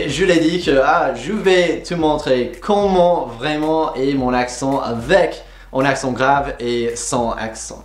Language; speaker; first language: French; non-native, fluent; English